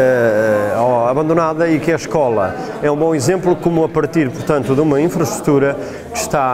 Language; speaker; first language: Portuguese; native; Portuguese